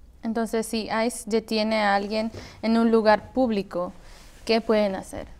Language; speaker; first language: Spanish; early bilingual, heritage; Spanish